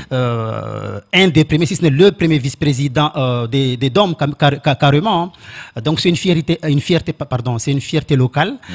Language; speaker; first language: French; non-native, local second language; Comorian